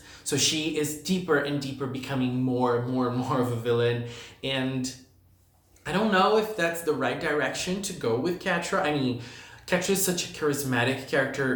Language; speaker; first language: English; non-native, fluent; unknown